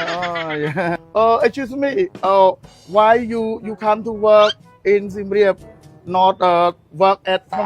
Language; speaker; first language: English; non-native, learner; Khmer